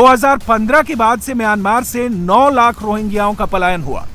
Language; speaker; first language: Hindi; native; Hindi